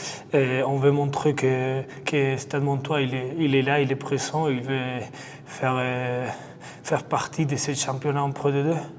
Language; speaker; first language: French; non-native, fluent; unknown